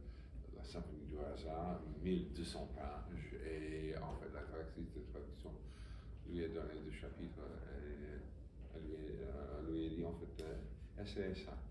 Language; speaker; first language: French; non-native, fluent; English